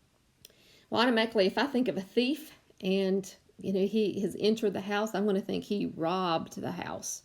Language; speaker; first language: English; native; English